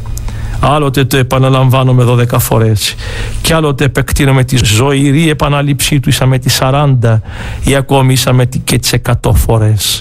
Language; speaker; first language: Greek; native; Greek